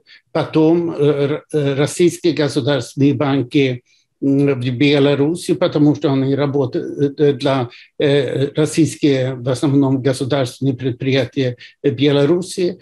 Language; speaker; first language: Russian; non-native, fluent; Swedish